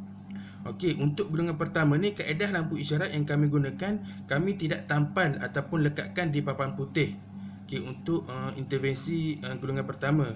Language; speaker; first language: Malay; native; Malay